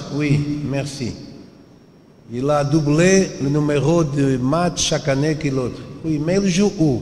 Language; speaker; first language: French; non-native, learner; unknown